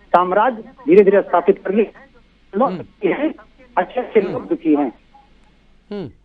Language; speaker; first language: Hindi; native; Hindi